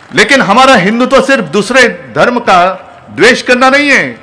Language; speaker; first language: Hindi; non-native, local second language; Marathi